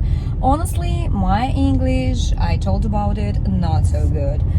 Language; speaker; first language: English; non-native, learner; Russian